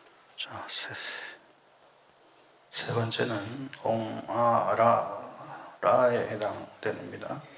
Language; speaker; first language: Korean; native; Korean